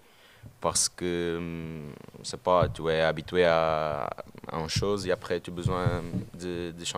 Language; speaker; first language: French; non-native, learner; Portuguese